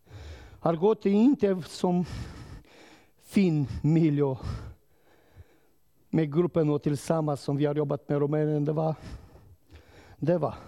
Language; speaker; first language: Swedish; non-native, learner; Romanian